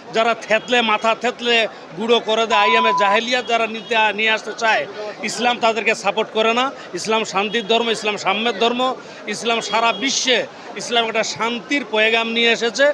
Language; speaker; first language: Bangla; native; Bangla